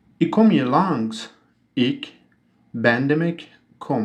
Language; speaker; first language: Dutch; non-native, learner; Turkish